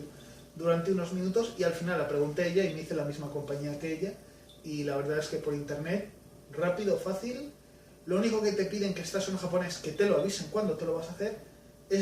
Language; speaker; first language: Spanish; native; Spanish